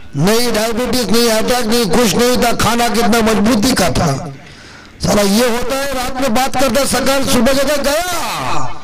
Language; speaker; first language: Hindi; non-native, local second language; Marathi